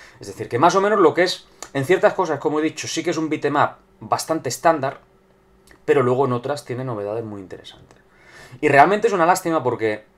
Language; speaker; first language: Spanish; native; Spanish